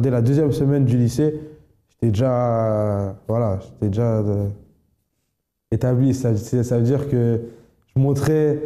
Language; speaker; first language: French; native; French